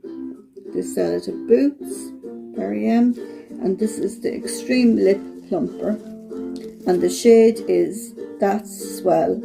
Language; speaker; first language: English; native; English